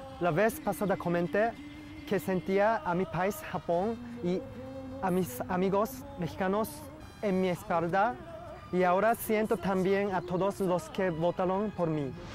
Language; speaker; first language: Spanish; non-native, learner; Japanese